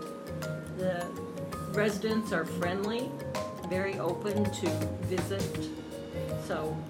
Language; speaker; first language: English; native; English